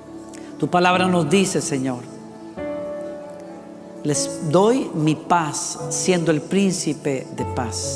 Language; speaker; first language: Spanish; native; Spanish